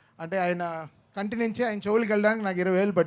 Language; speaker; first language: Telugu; native; Telugu